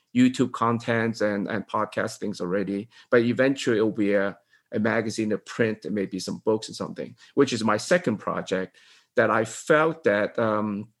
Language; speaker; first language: English; non-native, local second language; Cantonese